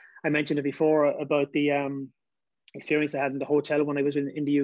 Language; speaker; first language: English; native; English